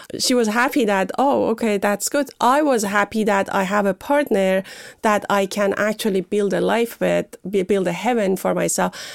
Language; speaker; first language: English; non-native, fluent; Persian